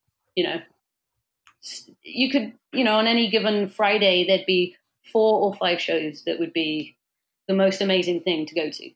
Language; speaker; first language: English; native; English